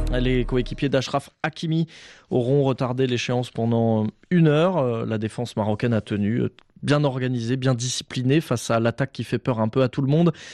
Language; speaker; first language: French; native; French